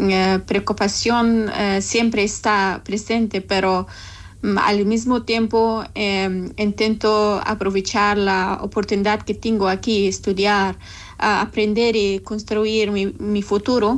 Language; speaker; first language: Spanish; non-native, learner; Persian